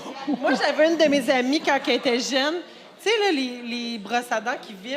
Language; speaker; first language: French; native; French